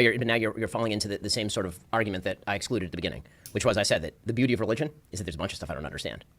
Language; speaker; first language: English; native; English